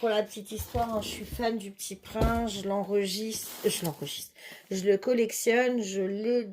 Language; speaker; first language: French; native; French